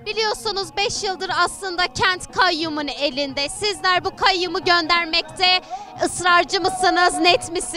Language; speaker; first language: Turkish; native; Turkish